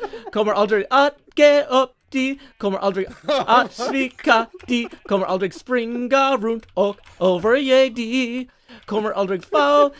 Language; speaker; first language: Swedish; non-native, learner; English